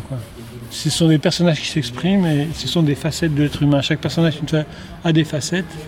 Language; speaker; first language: French; native; French